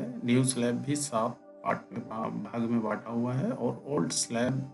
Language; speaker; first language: Hindi; native; Hindi